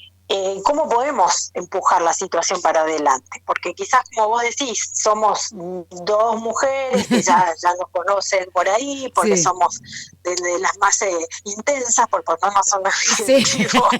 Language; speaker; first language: Spanish; native; Spanish